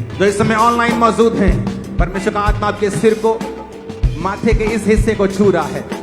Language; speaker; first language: Hindi; native; Hindi